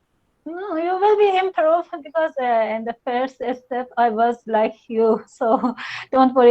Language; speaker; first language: English; non-native, learner; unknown